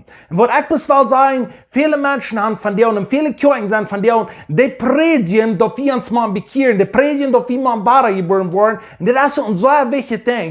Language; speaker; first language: German; non-native, learner; English